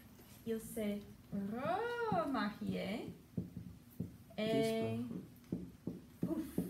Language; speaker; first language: French; non-native, fluent; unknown